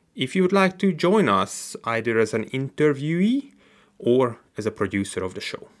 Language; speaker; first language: English; non-native, fluent; Hungarian